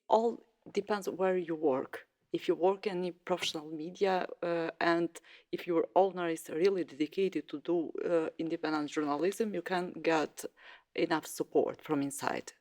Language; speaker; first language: English; non-native, fluent; Albanian